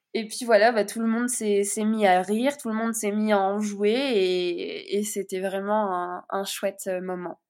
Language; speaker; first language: French; native; French